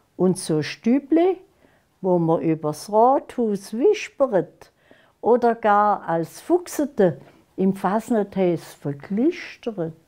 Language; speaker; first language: German; non-native, local second language; Swiss German